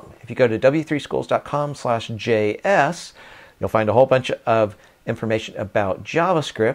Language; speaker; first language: English; native; English